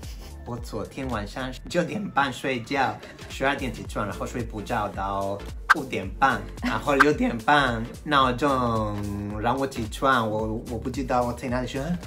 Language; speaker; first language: Chinese; non-native, learner; English